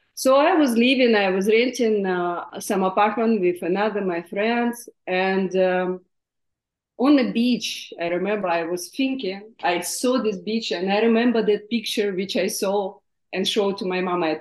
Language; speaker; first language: English; non-native, fluent; Russian